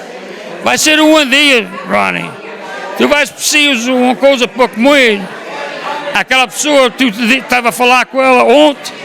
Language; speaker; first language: Portuguese; early bilingual, heritage; Portuguese